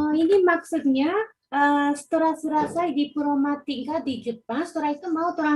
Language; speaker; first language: Indonesian; non-native, fluent; Japanese